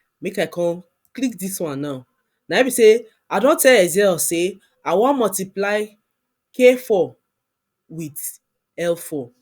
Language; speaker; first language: Nigerian Pidgin; non-native, local second language; Yoruba